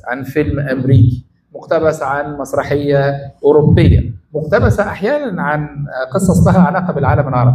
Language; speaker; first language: Arabic; native; Arabic